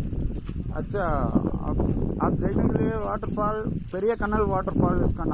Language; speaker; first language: Hindi; non-native, local second language; Tamil